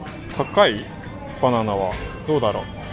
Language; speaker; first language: Japanese; native; Japanese